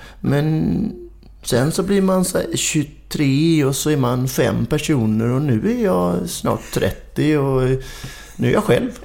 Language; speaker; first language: Swedish; native; Swedish